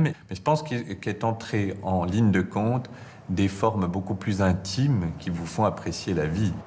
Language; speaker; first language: French; native; French